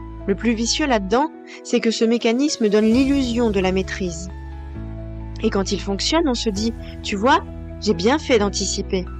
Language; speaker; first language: French; native; French